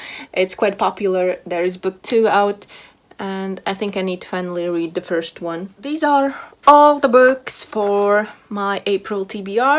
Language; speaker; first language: English; non-native, fluent; Latvian